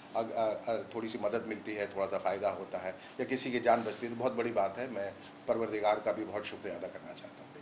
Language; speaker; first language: Hindi; native; Hindi